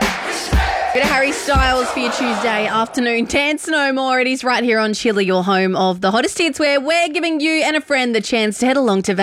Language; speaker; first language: English; native; English